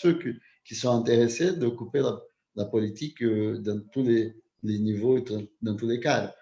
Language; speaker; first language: French; non-native, fluent; Portuguese